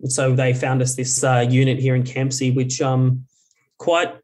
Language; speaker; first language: English; native; English